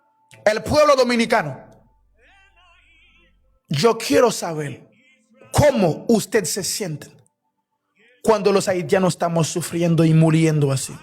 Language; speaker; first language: Spanish; non-native, fluent; Haitian Creole